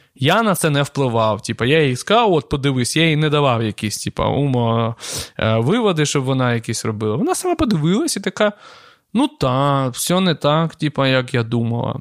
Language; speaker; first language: Ukrainian; non-native, local second language; Russian